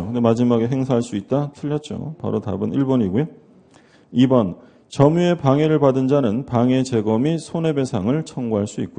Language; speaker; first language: Korean; native; Korean